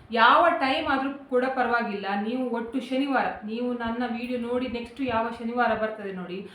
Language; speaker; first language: Kannada; non-native, local second language; Konkani